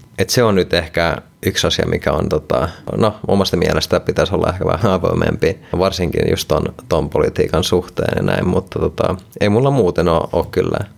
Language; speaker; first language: Finnish; non-native, local second language; Swedish